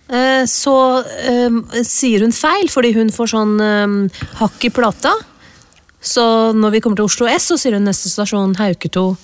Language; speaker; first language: Norwegian; early bilingual, other home language; Urdu